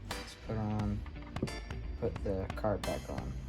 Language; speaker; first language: English; native; English